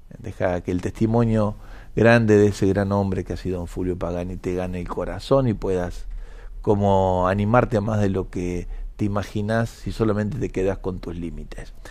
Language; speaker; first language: Spanish; native; Spanish